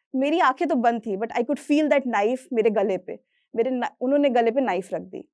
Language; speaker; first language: Hindi; native; Hindi